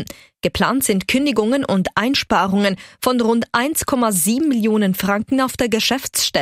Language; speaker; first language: German; native; German